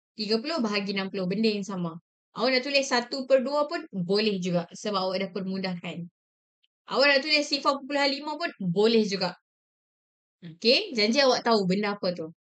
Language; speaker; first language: Malay; native; Malay